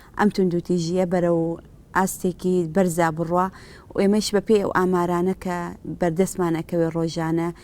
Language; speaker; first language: Central Kurdish; native; Central Kurdish